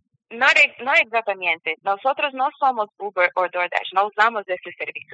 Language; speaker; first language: Spanish; non-native, learner; Portuguese